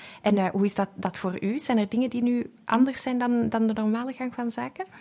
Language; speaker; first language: Dutch; native; Dutch